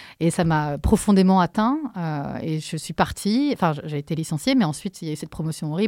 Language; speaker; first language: French; native; French